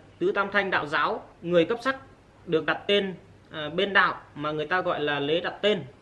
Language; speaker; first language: Vietnamese; non-native, local second language; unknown